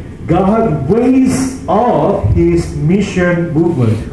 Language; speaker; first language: English; non-native, fluent; Korean